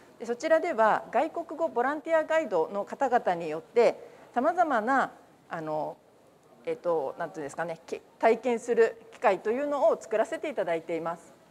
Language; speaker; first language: Japanese; native; Japanese